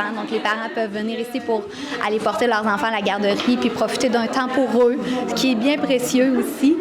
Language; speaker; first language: French; native; French